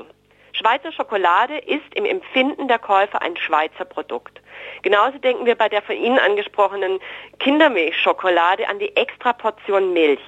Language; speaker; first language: German; native; German